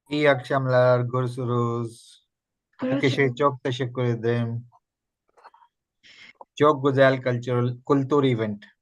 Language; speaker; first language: Turkish; non-native, learner; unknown